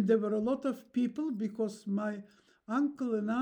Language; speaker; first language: English; non-native, fluent; Russian